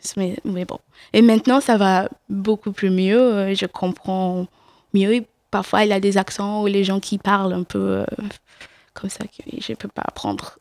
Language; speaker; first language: French; non-native, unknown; English